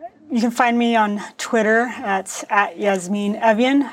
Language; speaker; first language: English; early bilingual, other home language; Spanish